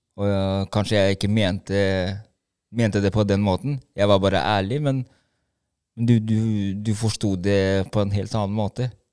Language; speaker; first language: Norwegian; early bilingual, other home language; Albanian